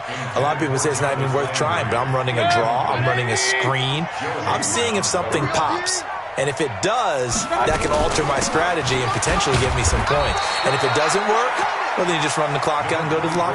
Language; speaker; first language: English; native; English